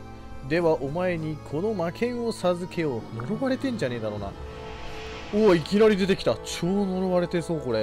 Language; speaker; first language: Japanese; native; Japanese